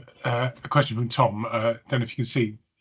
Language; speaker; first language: English; native; English